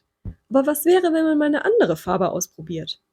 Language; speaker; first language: German; native; German